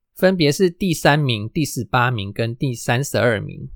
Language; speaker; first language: Chinese; non-native, local second language; Min Nan Chinese